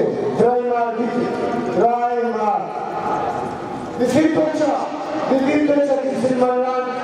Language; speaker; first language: German; non-native, learner; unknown